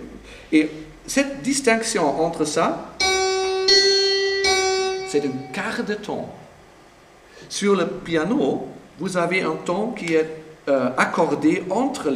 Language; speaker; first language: French; non-native, fluent; German